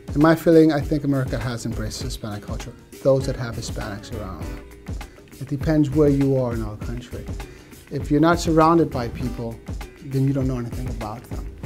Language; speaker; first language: English; early bilingual, other home language; Spanish